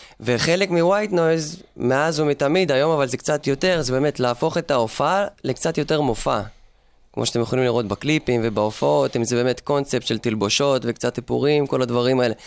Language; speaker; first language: Hebrew; early bilingual, other home language; Russian